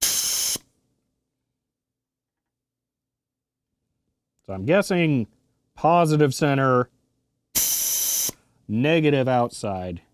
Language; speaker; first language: English; native; English